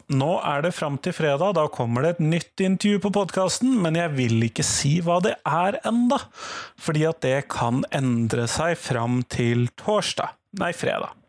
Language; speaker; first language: Norwegian; native; Norwegian